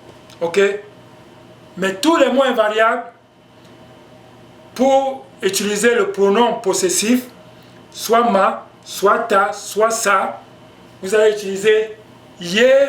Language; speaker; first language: French; non-native, local second language; Basaa